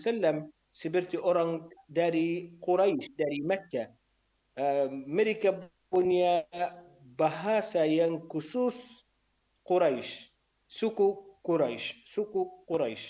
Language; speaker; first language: Indonesian; non-native, learner; Arabic